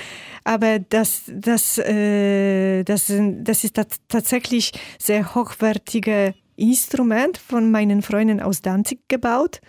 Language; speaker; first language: German; non-native, fluent; Polish